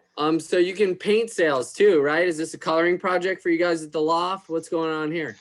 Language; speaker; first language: English; native; English